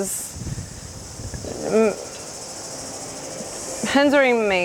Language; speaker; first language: English; native; English